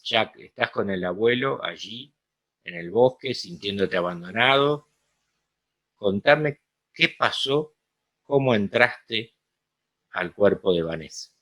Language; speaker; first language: Spanish; native; Spanish